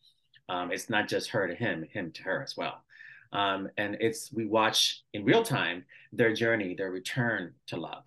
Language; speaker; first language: English; early bilingual, other home language; Spanish